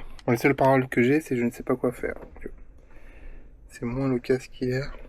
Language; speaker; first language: French; native; French